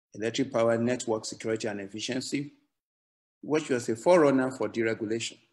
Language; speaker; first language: English; non-native, local second language; Yoruba